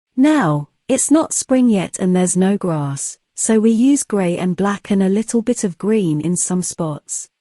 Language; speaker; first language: English; non-native, fluent; Bulgarian